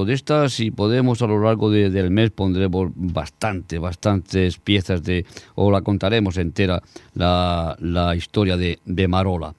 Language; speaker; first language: Spanish; native; Spanish